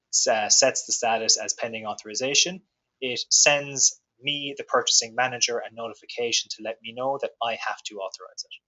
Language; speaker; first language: English; native; English